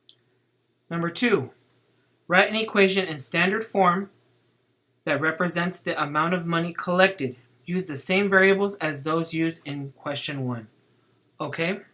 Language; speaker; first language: English; native; English